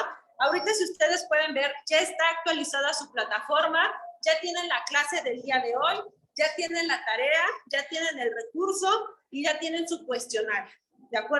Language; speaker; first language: Spanish; native; Spanish